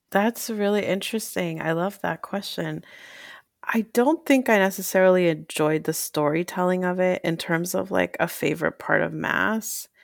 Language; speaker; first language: English; early bilingual, other home language; Spanish